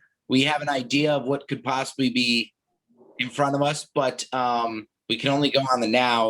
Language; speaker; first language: English; native; English